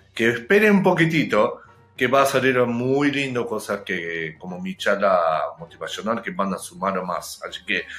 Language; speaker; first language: Spanish; non-native, fluent; Japanese